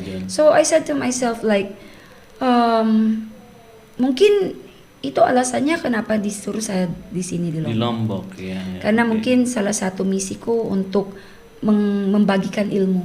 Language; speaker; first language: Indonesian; non-native, learner; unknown